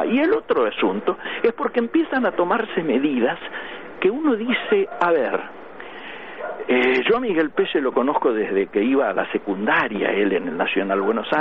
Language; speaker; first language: Spanish; native; Spanish